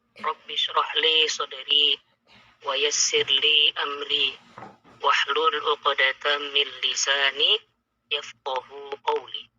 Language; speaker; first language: Indonesian; native; Indonesian